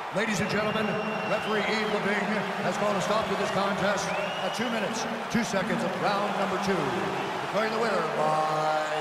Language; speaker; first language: English; native; English